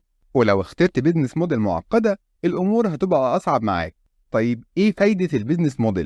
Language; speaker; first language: Arabic; native; Arabic